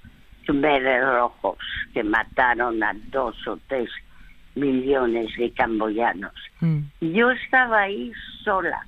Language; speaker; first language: Spanish; early bilingual, other home language; French